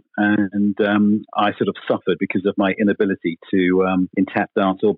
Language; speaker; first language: English; native; English